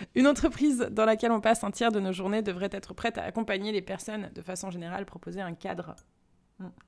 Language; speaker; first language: French; native; French